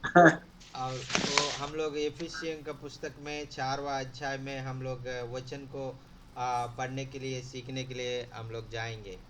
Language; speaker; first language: Hindi; non-native, local second language; Telugu